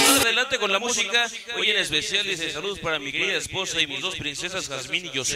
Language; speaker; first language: Spanish; native; Spanish